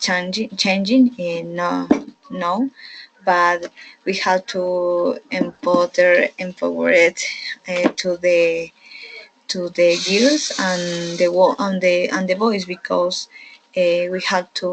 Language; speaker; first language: English; non-native, learner; Spanish